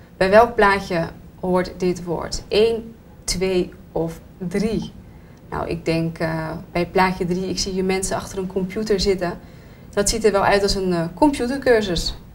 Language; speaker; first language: Dutch; native; Dutch